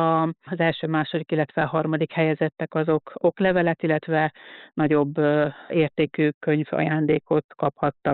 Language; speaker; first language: Hungarian; native; Hungarian